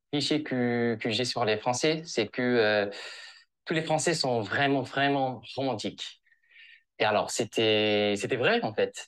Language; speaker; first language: French; non-native, fluent; Japanese